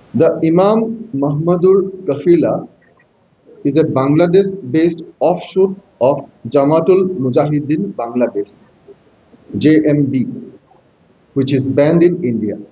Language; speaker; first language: English; non-native, local second language; Assamese